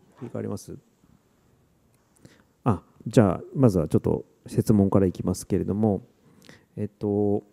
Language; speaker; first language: Japanese; native; Japanese